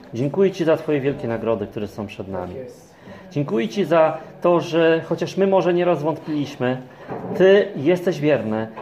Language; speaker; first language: Polish; native; Polish